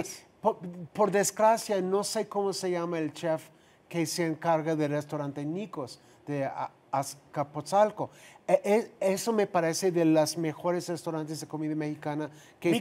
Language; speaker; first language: Spanish; non-native, fluent; English